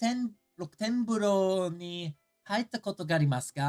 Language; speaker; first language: Japanese; non-native, learner; English